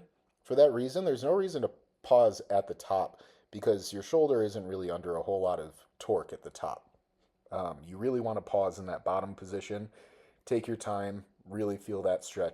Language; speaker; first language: English; native; English